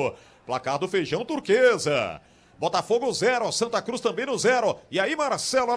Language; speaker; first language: Portuguese; native; Portuguese